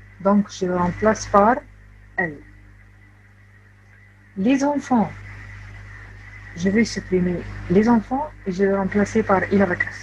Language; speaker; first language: French; non-native, fluent; Arabic